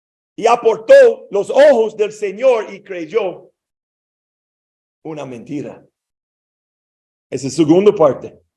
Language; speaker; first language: Spanish; non-native, fluent; English